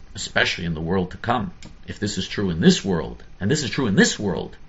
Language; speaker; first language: English; native; English